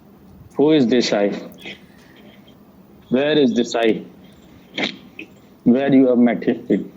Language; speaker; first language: English; non-native, fluent; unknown